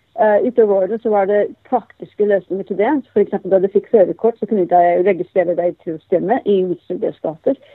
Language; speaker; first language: Norwegian; non-native, fluent; English